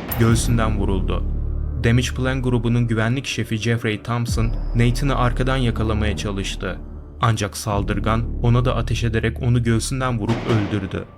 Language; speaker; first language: Turkish; native; Turkish